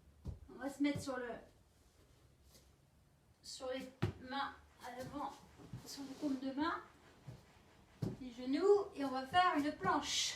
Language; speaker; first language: French; native; French